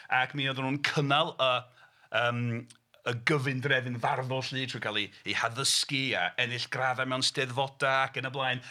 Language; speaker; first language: Welsh; non-native, fluent; English